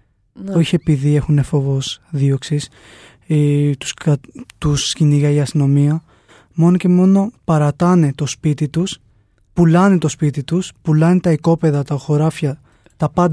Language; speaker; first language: Greek; non-native, fluent; Urdu